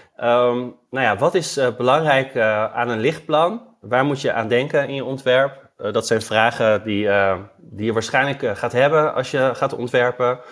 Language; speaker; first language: Dutch; native; Dutch